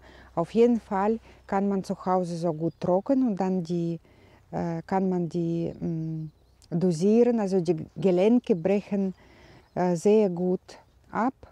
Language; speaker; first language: German; non-native, learner; Russian